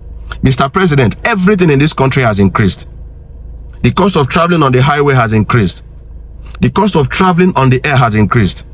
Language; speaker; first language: English; non-native, local second language; Igbo